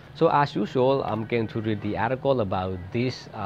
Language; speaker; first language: English; non-native, fluent; Khmer